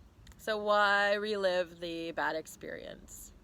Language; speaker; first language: English; native; English